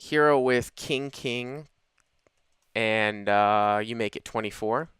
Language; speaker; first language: English; native; English